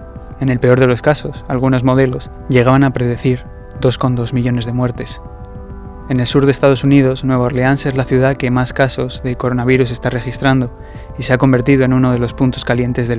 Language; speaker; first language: Spanish; native; Spanish